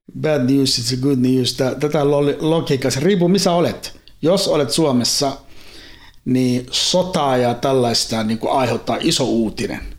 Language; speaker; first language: Finnish; non-native, fluent; Somali